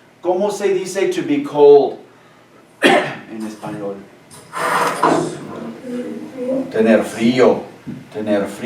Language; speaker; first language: Spanish; non-native, fluent; English